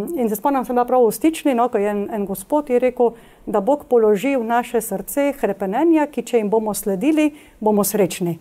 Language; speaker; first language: Slovenian; early bilingual, heritage; Slovenian